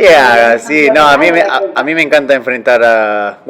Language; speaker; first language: Spanish; early bilingual, heritage; Spanish